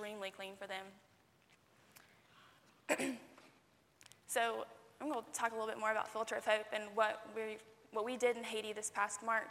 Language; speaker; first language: English; native; English